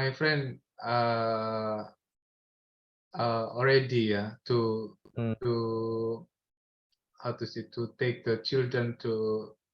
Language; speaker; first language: English; non-native, learner; Indonesian